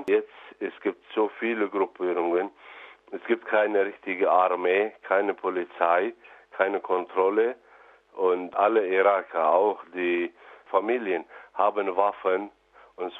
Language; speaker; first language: German; non-native, fluent; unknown